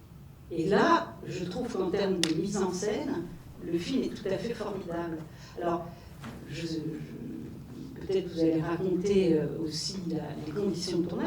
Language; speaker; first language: French; native; French